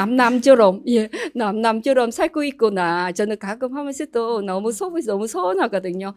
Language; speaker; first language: Korean; non-native, learner; Vietnamese